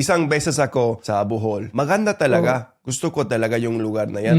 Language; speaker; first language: Filipino; non-native, fluent; English